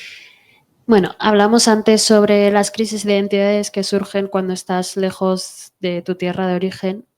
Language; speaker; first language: Spanish; native; Spanish